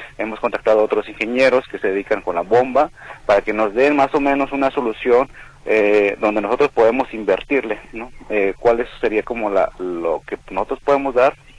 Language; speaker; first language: Spanish; non-native, local second language; Nahuatl languages